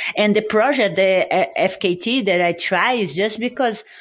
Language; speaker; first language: English; non-native, learner; Portuguese